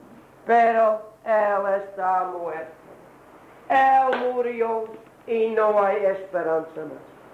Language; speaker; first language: Spanish; non-native, learner; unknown